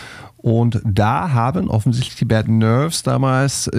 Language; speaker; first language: German; native; German